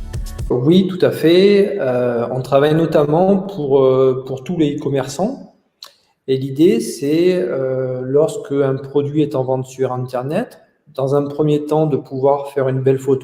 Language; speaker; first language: French; native; French